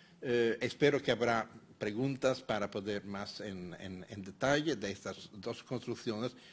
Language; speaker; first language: Spanish; non-native, fluent; Italian